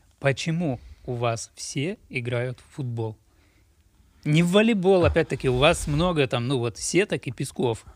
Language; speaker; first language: Russian; native; Russian